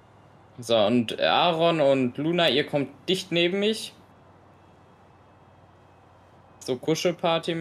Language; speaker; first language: German; native; German